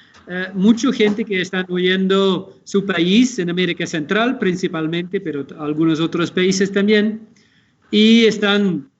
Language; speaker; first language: Spanish; non-native, fluent; Dutch